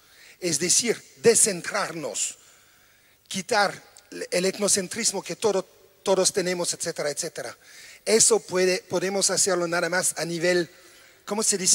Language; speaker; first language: Spanish; non-native, fluent; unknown